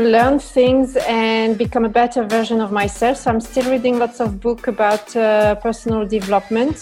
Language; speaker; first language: English; non-native, fluent; French